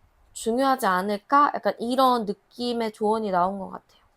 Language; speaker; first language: Korean; native; Korean